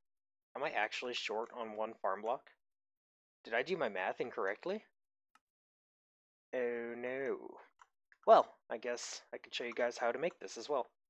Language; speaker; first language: English; native; English